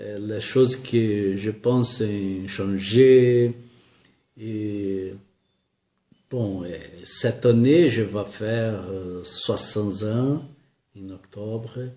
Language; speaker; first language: French; non-native, learner; Portuguese